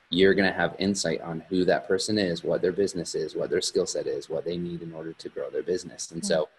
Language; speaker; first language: English; native; English